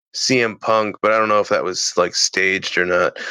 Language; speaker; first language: English; early bilingual, other home language; Italian